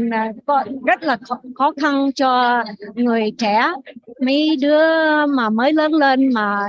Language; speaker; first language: Vietnamese; early bilingual, heritage; Vietnamese